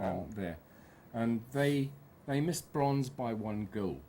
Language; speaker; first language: English; native; English